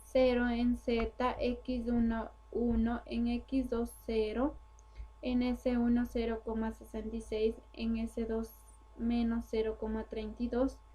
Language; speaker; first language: Spanish; native; Spanish